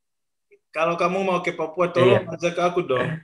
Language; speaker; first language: Indonesian; non-native, fluent; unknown